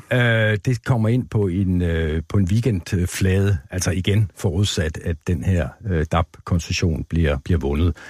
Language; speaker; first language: Danish; native; Danish